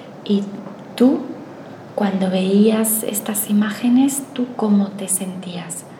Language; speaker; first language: Spanish; native; Spanish